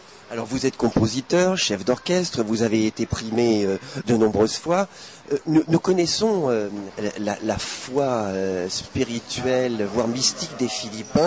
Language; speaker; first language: French; native; French